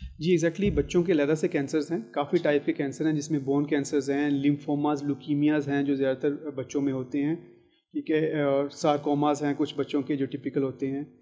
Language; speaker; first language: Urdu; native; Urdu